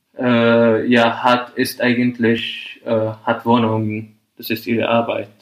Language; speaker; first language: German; non-native, fluent; Arabic